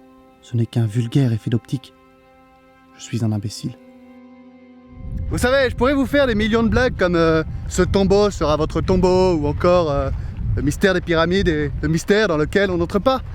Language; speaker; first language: French; native; French